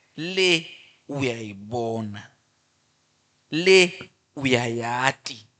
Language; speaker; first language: Zulu; non-native, local second language; Swati